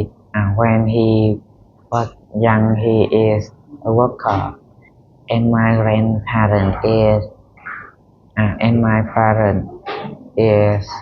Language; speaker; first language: English; non-native, learner; Vietnamese